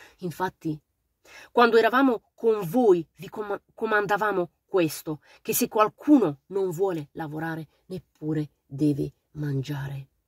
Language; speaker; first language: Italian; non-native, fluent; Romanian